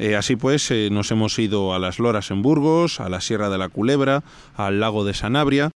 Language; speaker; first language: Spanish; native; Spanish